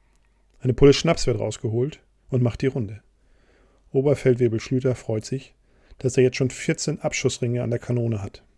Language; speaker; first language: German; native; German